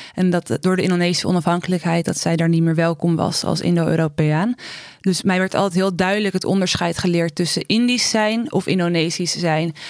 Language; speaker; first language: Dutch; native; Dutch